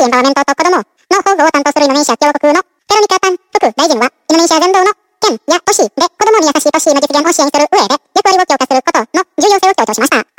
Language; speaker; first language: Japanese; non-native, fluent; Indonesian